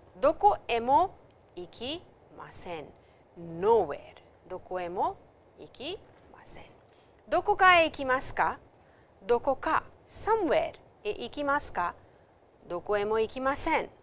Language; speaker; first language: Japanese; non-native, fluent; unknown